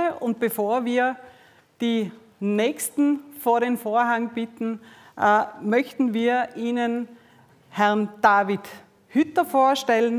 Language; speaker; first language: German; native; German